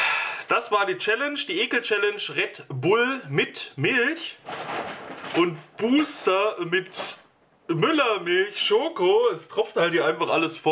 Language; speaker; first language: German; native; German